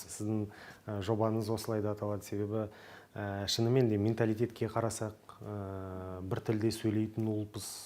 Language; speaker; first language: Kazakh; non-native, local second language; Russian